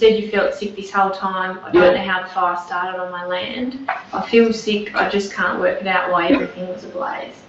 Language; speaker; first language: English; native; English